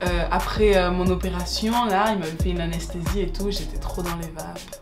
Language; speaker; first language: French; native; French